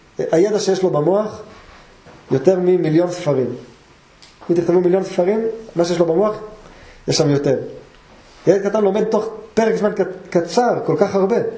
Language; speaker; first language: Hebrew; native; Hebrew